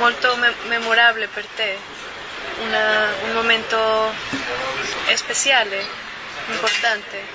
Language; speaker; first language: Italian; non-native, learner; Spanish